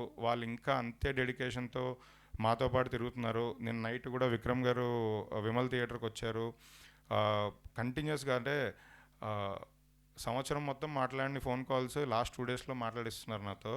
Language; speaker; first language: Telugu; native; Telugu